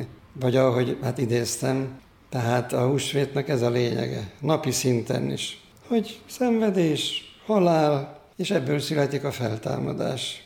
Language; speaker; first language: Hungarian; native; Hungarian